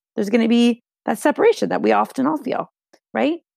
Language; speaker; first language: English; non-native, fluent; Hungarian